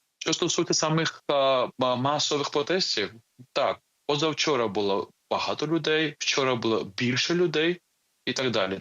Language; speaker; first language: Ukrainian; non-native, fluent; Georgian